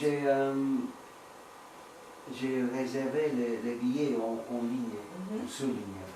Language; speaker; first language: French; non-native, learner; English